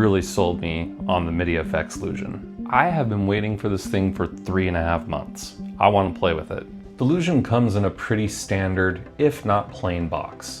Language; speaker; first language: English; native; English